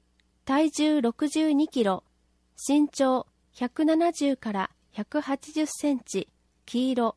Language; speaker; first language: Japanese; native; Japanese